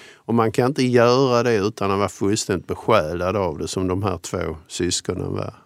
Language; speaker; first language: Swedish; native; Swedish